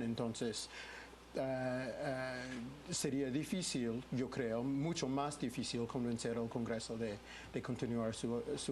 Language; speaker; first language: Spanish; non-native, fluent; English